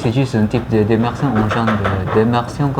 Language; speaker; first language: French; non-native, fluent; Filipino